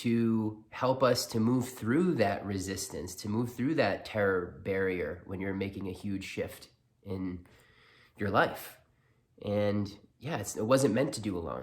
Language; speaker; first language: English; native; English